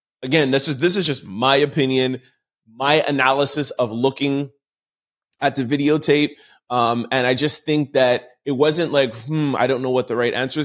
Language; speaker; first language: English; native; English